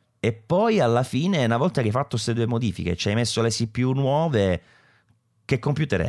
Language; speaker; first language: Italian; native; Italian